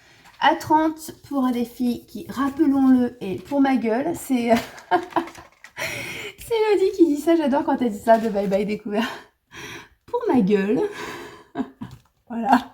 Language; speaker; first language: French; native; French